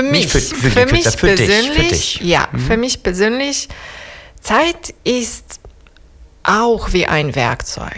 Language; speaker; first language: German; non-native, fluent; Serbian